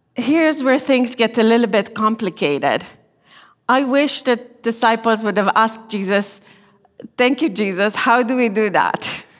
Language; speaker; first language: English; non-native, fluent; Romanian